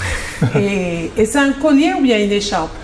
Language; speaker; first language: French; native; French